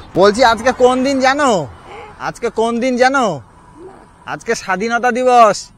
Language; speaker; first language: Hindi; non-native, local second language; Bangla